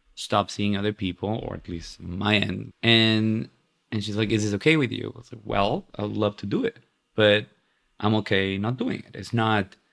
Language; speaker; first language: English; non-native, fluent; Spanish